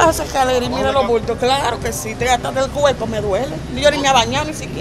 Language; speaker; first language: Spanish; native; Spanish